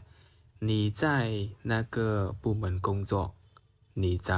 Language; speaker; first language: Chinese; non-native, fluent; Khmer